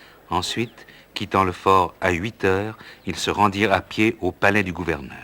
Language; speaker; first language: French; native; French